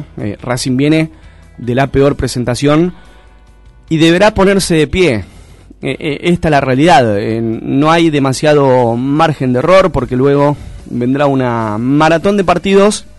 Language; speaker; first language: Spanish; native; Spanish